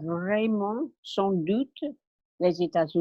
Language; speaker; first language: French; non-native, learner; English